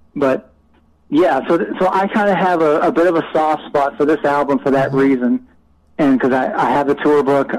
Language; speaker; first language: English; native; English